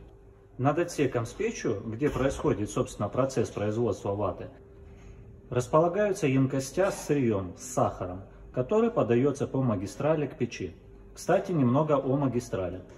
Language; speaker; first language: Russian; native; Russian